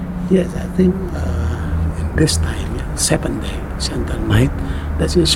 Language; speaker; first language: English; non-native, learner; Indonesian